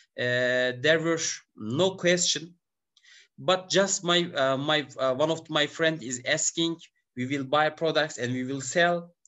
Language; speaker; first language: English; non-native, learner; Turkish